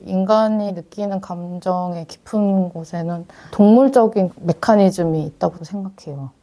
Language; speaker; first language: Korean; native; Korean